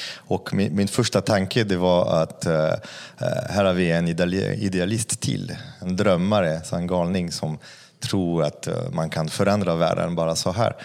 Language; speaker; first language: Swedish; non-native, fluent; French